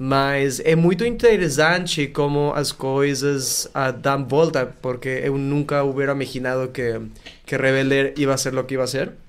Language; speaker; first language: Portuguese; non-native, learner; Spanish